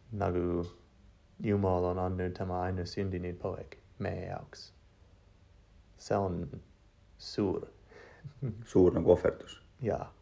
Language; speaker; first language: Estonian; non-native, learner; English